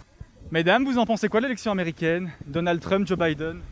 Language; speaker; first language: French; native; French